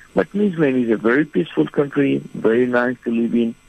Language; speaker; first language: English; non-native, fluent; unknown